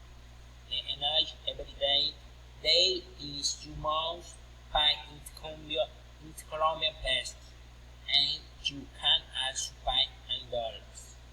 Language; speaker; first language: English; non-native, learner; Spanish